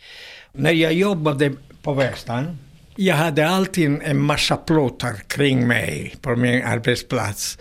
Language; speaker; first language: Swedish; non-native, fluent; Italian